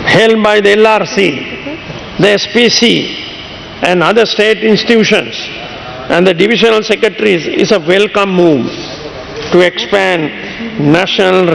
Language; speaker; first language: English; non-native, local second language; Sinhala